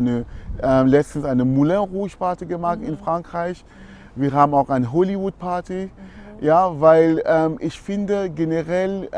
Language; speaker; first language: German; non-native, fluent; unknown